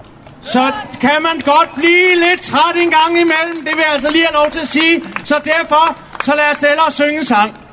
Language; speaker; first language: Danish; native; Danish